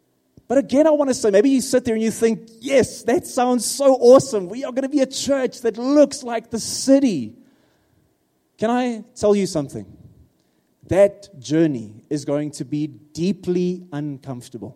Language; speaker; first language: English; non-native, local second language; Afrikaans